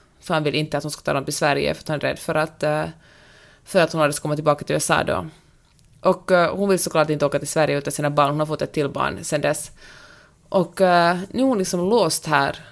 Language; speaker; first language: Swedish; native; Swedish